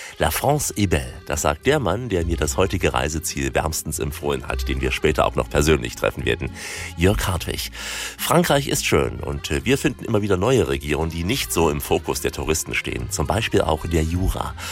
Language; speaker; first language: German; native; German